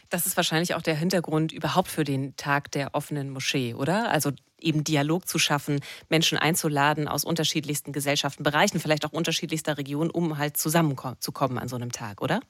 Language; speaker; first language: German; native; German